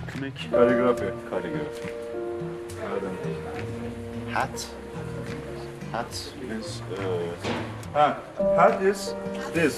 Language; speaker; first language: English; non-native, learner; Turkish